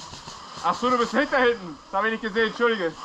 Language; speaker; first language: German; native; German